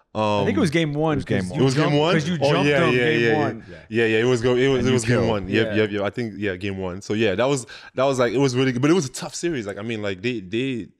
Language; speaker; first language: English; non-native, local second language; French